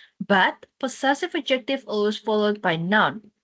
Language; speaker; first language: English; non-native, fluent; Indonesian